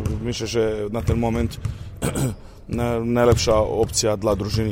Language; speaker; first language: Polish; non-native, learner; Serbian